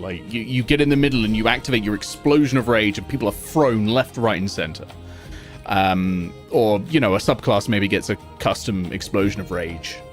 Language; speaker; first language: English; native; English